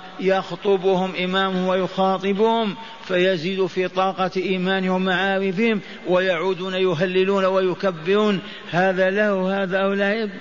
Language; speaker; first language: Arabic; native; Arabic